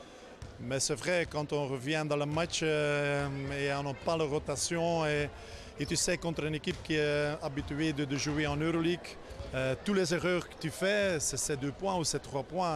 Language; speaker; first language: French; non-native, fluent; Dutch